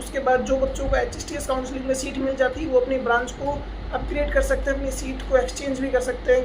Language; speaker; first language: Hindi; native; Hindi